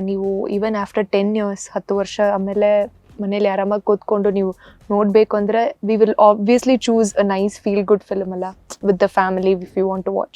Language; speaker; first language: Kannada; early bilingual, heritage; Kannada